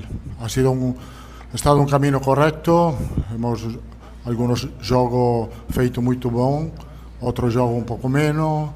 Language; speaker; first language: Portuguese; non-native, learner; Italian